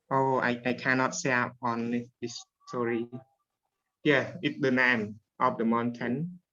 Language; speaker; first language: English; non-native, learner; Khmer